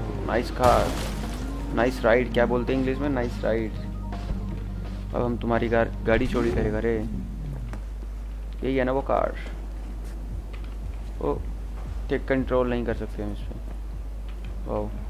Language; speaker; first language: Hindi; native; Hindi